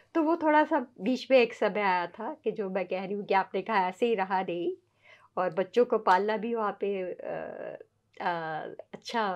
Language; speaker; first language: Hindi; native; Hindi